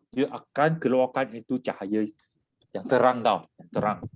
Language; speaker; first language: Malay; non-native, local second language; Chinese